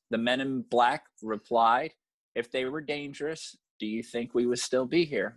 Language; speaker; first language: English; native; English